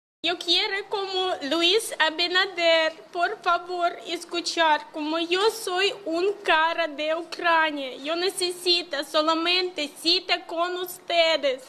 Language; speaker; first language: Spanish; non-native, learner; Russian